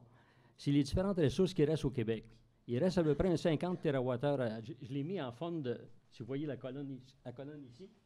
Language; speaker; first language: French; native; French